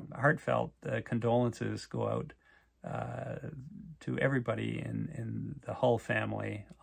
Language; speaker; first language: English; native; English